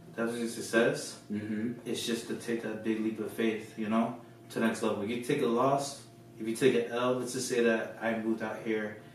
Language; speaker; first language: English; early bilingual, other home language; Filipino